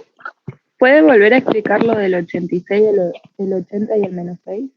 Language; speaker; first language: Spanish; native; Spanish